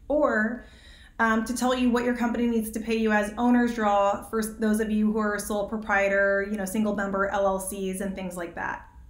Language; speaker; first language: English; native; English